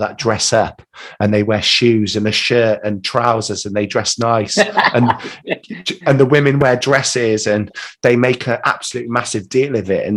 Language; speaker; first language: English; native; English